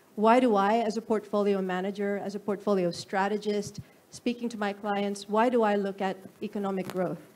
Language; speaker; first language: English; non-native, local second language; Filipino